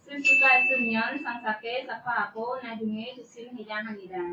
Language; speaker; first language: Korean; non-native, learner; Khmer